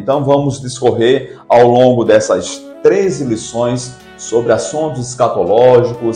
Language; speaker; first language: Portuguese; native; Portuguese